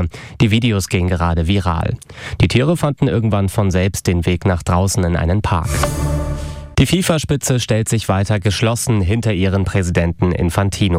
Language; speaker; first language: German; native; German